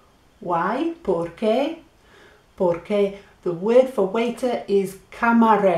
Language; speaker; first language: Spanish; non-native, fluent; English